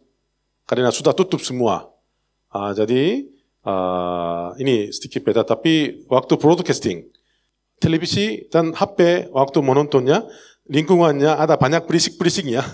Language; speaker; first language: Indonesian; non-native, learner; Korean